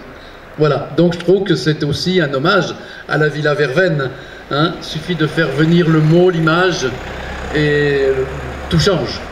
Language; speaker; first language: French; native; French